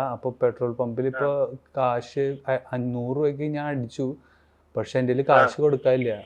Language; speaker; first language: Malayalam; early bilingual, heritage; Malayalam